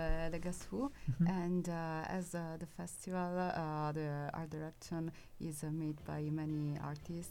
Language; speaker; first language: English; non-native, fluent; Italian